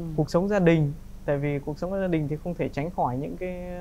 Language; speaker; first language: Vietnamese; early bilingual, heritage; Ukrainian